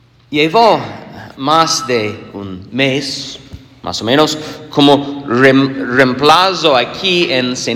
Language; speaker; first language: Spanish; non-native, fluent; English